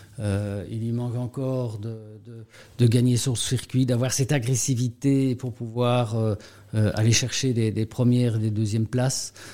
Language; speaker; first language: French; native; French